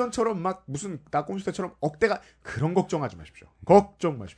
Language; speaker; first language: Korean; native; Korean